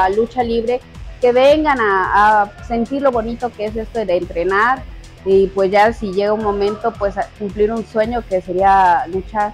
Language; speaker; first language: Spanish; native; Spanish